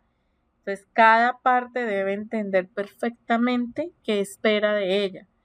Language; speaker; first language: Spanish; native; Spanish